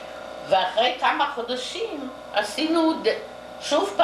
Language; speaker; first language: Hebrew; non-native, fluent; Yiddish